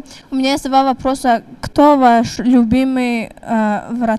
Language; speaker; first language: Russian; non-native, local second language; Tajik